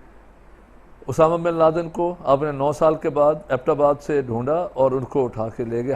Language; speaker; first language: Urdu; non-native, local second language; Sindhi